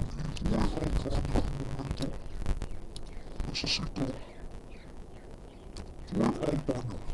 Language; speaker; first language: Spanish; non-native, fluent; English